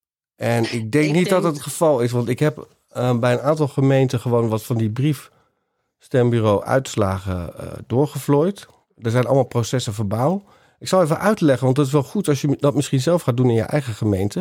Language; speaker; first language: Dutch; native; Dutch